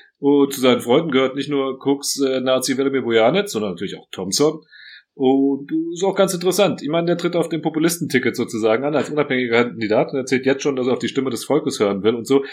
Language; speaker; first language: German; early bilingual, other home language; Croatian